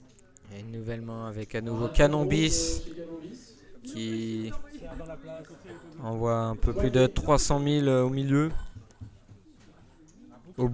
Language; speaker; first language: French; native; French